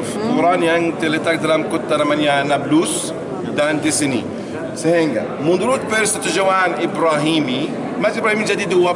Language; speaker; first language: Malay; non-native, learner; Arabic